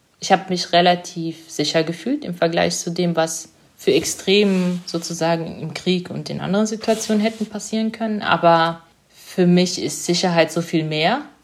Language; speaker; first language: German; early bilingual, other home language; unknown